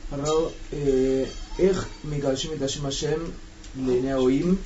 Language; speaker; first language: Hebrew; non-native, learner; Spanish